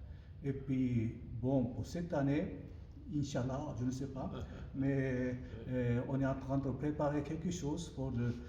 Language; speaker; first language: French; non-native, learner; Japanese